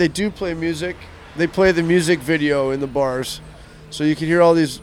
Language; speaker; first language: English; native; English